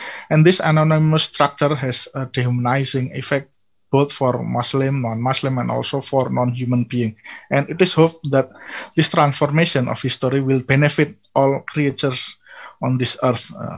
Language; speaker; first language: English; non-native, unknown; Indonesian